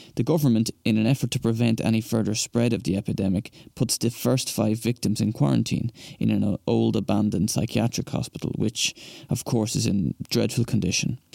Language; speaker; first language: English; native; English